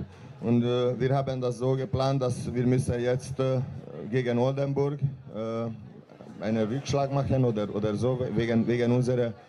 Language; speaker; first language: German; non-native, learner; Hungarian